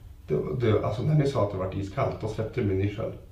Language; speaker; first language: Swedish; native; Swedish